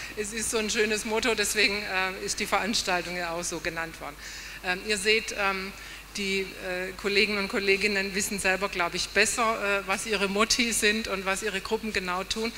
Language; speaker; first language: German; native; German